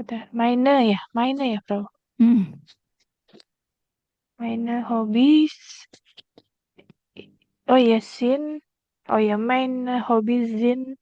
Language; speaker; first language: German; non-native, learner; Indonesian